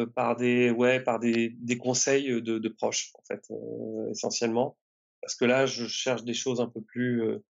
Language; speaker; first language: French; native; French